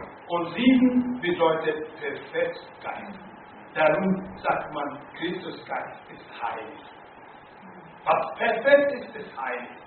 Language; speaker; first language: German; non-native, fluent; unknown